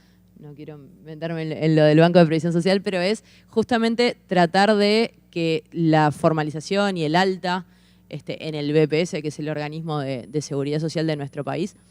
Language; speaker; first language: Spanish; native; Spanish